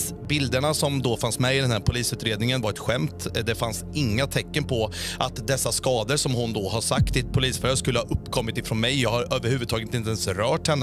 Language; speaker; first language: Swedish; native; Swedish